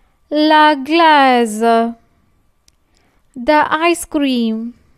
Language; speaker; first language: English; non-native, local second language; Tamil